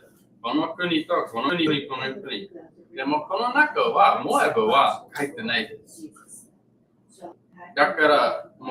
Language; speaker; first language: Japanese; non-native, learner; English